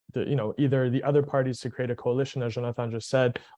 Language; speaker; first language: English; early bilingual, other home language; French